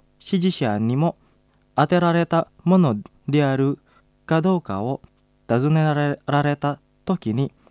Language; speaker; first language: Japanese; non-native, fluent; Indonesian